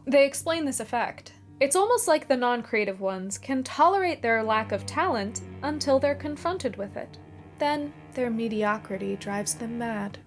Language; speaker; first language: English; native; English